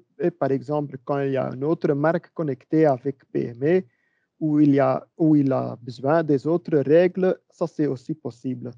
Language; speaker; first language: French; non-native, learner; Dutch